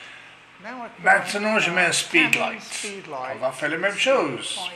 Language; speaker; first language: French; non-native, learner; English